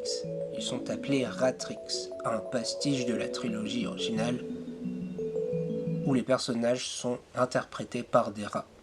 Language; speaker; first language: French; native; French